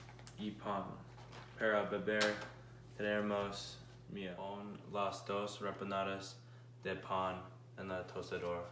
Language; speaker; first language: Spanish; non-native, learner; English